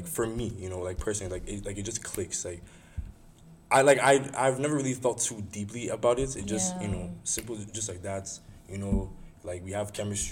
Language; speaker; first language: English; non-native, local second language; Igbo